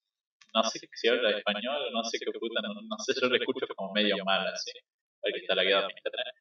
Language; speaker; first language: Spanish; native; Spanish